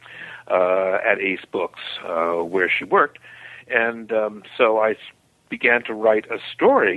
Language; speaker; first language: English; native; English